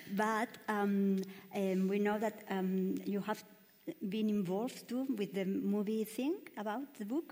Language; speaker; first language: English; non-native, learner; Catalan